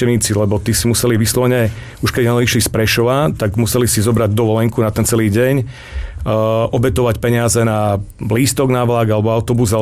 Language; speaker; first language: Slovak; native; Slovak